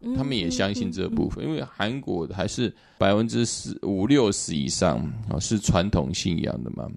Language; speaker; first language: Chinese; native; Chinese